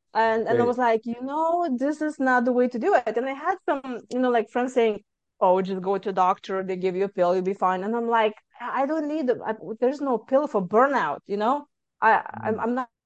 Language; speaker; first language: English; non-native, fluent; Lithuanian